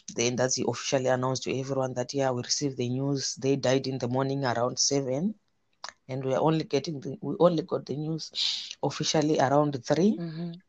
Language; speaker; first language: English; non-native, local second language; Shona